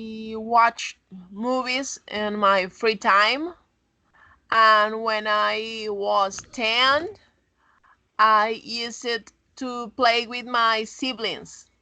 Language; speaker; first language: English; non-native, learner; Spanish